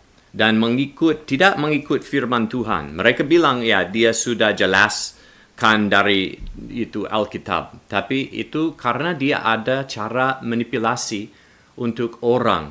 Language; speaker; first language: Indonesian; non-native, learner; English